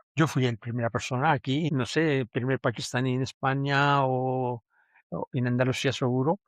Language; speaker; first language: Spanish; non-native, fluent; Urdu